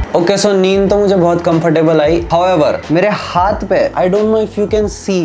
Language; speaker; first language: Hindi; native; Hindi